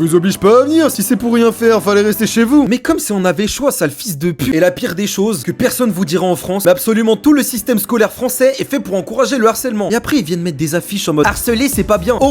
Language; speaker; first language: French; native; French